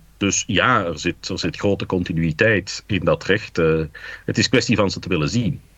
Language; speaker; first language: Dutch; native; Dutch